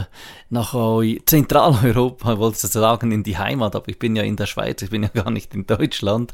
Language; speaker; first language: German; native; German